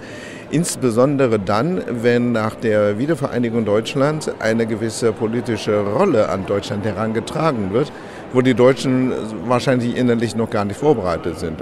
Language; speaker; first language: German; non-native, fluent; Chinese